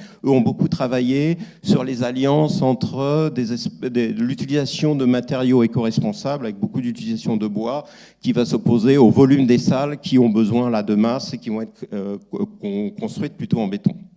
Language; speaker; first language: French; native; French